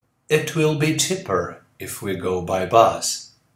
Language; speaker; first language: English; non-native, fluent; Portuguese